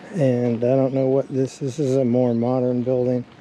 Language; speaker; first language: English; native; English